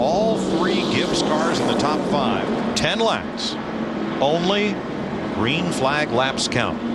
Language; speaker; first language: English; native; English